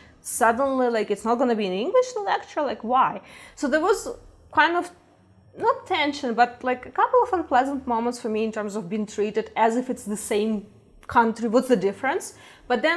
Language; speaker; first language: English; non-native, fluent; Ukrainian